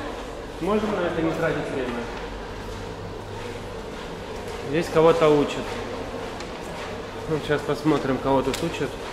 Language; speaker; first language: Russian; native; Russian